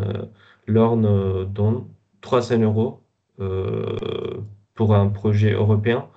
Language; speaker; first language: French; non-native, fluent; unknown